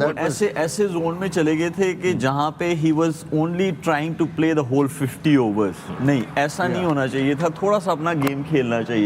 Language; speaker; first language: Urdu; native; Urdu